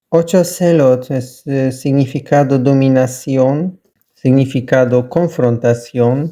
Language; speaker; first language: Spanish; non-native, learner; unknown